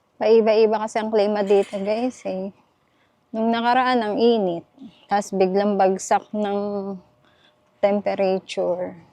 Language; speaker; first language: Filipino; native; Filipino